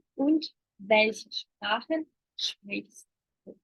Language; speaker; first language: German; non-native, fluent; Ukrainian